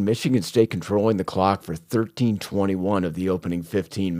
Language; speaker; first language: English; native; English